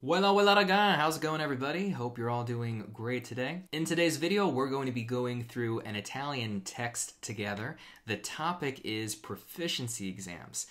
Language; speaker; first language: English; native; English